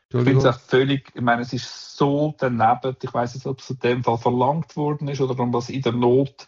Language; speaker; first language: German; native; German